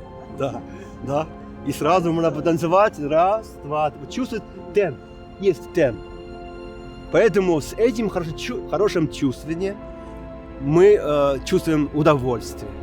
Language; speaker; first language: Russian; non-native, fluent; Chinese